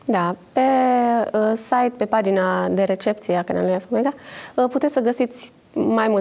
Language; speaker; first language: Romanian; native; Romanian